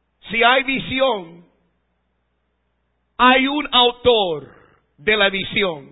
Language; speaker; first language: Spanish; non-native, fluent; English